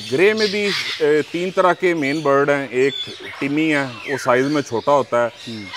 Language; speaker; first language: Urdu; native; Urdu